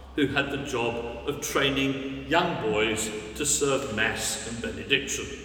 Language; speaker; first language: English; native; English